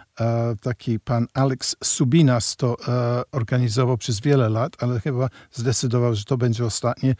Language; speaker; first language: Polish; early bilingual, heritage; Polish